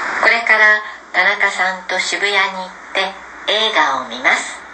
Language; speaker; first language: Japanese; non-native, fluent; Indonesian